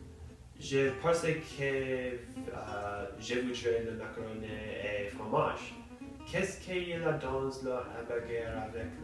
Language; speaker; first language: French; non-native, learner; English